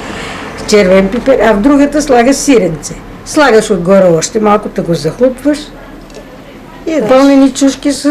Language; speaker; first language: Bulgarian; native; Bulgarian